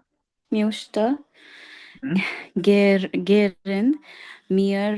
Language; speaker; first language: German; non-native, learner; Nepali